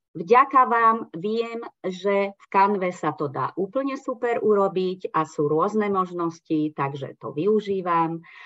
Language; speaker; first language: Slovak; non-native, local second language; Hungarian